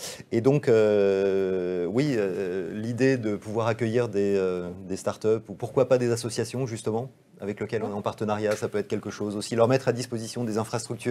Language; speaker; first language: French; native; French